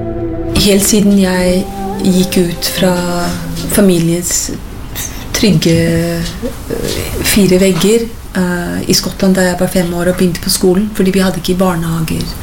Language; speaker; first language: Norwegian; non-native, fluent; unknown